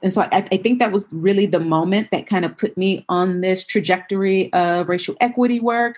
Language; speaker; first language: English; native; English